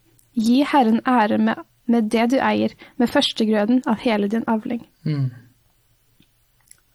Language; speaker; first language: Norwegian; native; Norwegian